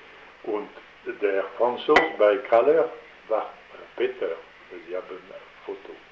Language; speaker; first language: German; non-native, learner; French